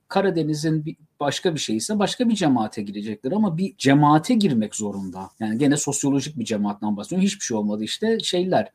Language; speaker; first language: Turkish; native; Turkish